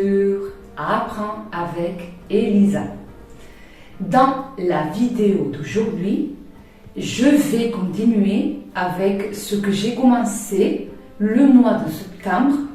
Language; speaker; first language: French; non-native, fluent; Spanish